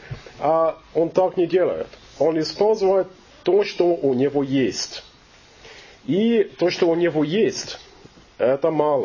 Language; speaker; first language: Russian; non-native, fluent; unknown